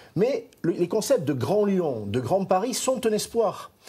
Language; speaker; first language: French; native; French